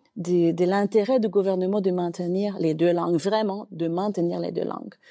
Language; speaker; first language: French; non-native, fluent; Spanish